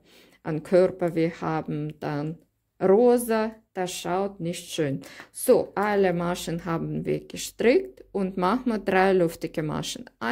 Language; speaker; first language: German; non-native, learner; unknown